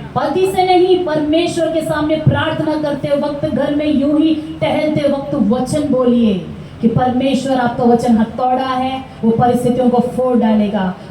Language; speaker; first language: Hindi; non-native, local second language; Telugu